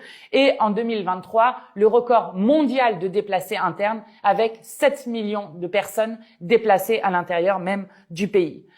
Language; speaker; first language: French; native; French